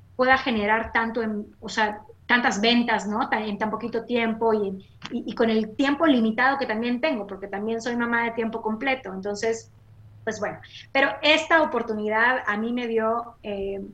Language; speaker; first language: Spanish; native; Spanish